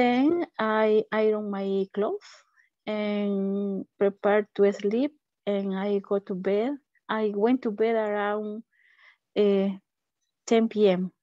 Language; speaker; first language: English; non-native, learner; Spanish